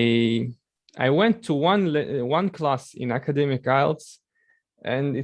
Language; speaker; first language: English; non-native, learner; Chechen